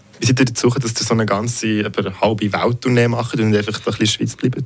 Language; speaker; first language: German; native; German